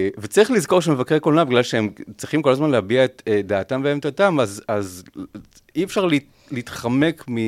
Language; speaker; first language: Hebrew; native; Hebrew